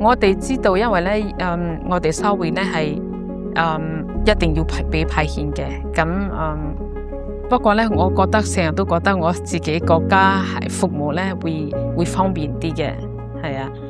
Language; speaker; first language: Cantonese; non-native, fluent; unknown